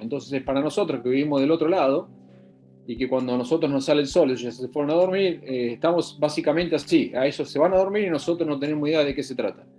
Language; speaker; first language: Spanish; native; Spanish